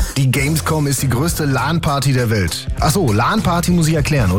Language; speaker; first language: German; native; German